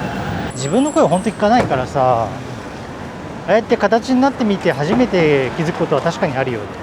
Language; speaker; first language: Japanese; native; Japanese